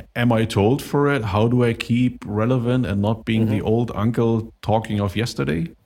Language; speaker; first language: English; non-native, fluent; German